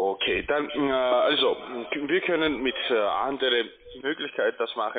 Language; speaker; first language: German; non-native, learner; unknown